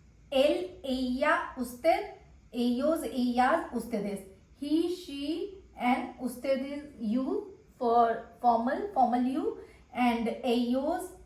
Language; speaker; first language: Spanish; non-native, fluent; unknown